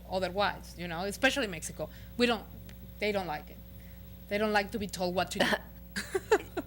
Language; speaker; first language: English; non-native, fluent; Spanish